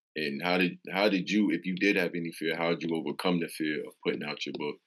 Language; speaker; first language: English; native; English